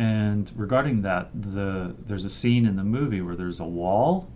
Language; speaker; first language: English; native; English